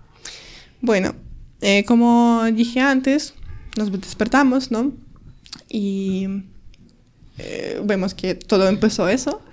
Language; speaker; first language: Spanish; non-native, learner; Ukrainian